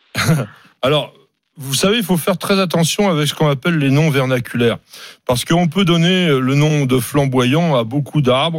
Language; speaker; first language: French; native; French